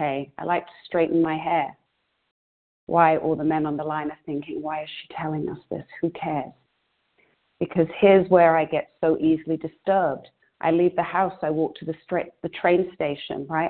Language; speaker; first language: English; native; English